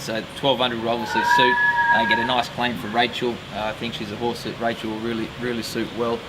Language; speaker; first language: English; native; English